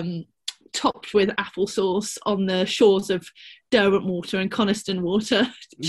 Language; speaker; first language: English; native; English